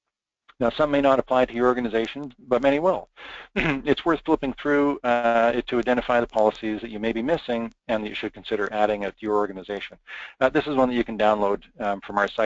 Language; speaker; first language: English; native; English